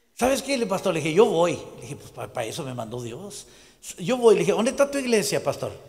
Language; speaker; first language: Spanish; native; Spanish